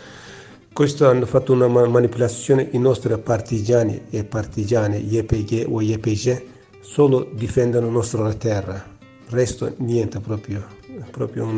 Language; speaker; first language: Italian; non-native, learner; Kurdish